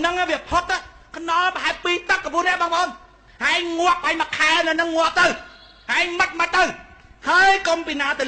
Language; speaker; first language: Khmer; native; Khmer